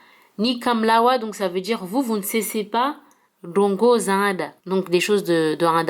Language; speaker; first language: French; early bilingual, heritage; French